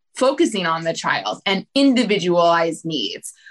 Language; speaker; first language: English; native; English